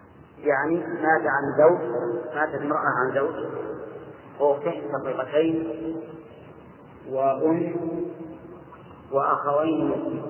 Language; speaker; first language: Arabic; native; Arabic